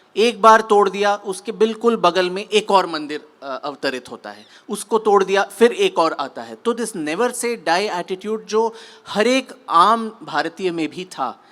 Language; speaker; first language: Hindi; non-native, local second language; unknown